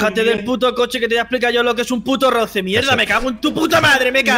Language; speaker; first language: Spanish; native; Spanish